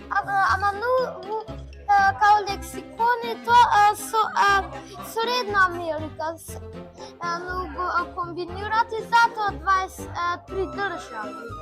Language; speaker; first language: Macedonian; early bilingual, heritage; Macedonian